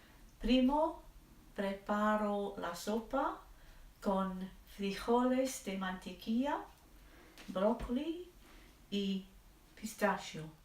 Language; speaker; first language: Spanish; non-native, learner; English